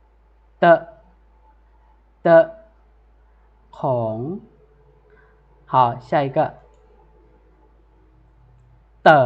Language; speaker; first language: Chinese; non-native, fluent; Lao